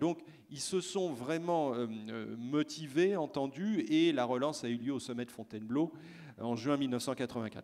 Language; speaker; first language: French; native; French